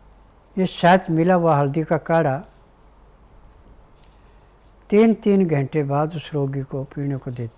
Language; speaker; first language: Hindi; native; Hindi